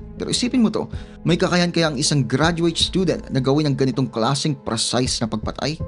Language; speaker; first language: Filipino; native; Filipino